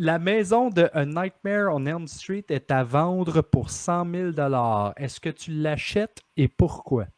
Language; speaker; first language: French; native; French